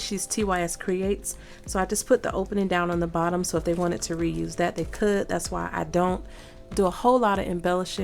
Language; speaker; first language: English; native; English